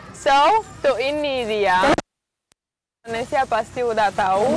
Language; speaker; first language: Indonesian; non-native, learner; Romanian